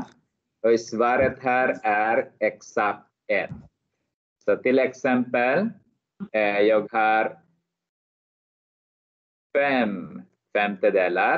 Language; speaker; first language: Swedish; non-native, learner; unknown